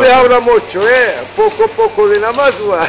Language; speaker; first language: Spanish; non-native, learner; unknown